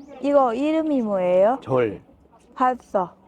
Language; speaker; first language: Korean; non-native, learner; Thai